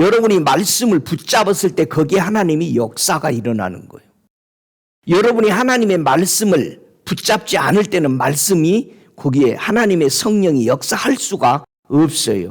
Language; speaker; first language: Korean; native; Korean